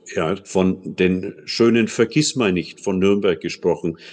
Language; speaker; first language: German; native; German